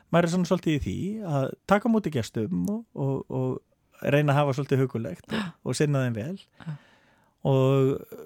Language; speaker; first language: Icelandic; native; Icelandic